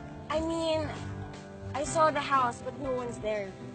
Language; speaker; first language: English; non-native, local second language; Filipino